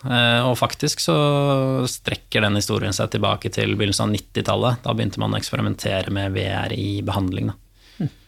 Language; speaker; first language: Norwegian; native; Norwegian